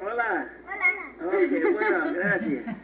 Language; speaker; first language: Spanish; non-native, learner; English